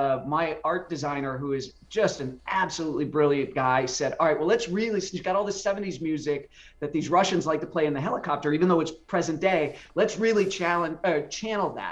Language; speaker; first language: English; native; English